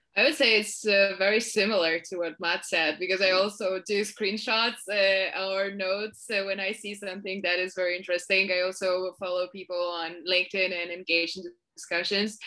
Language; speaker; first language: English; non-native, fluent; Polish